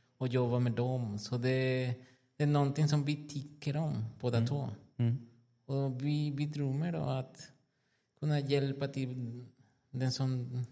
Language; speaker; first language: Swedish; non-native, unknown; Spanish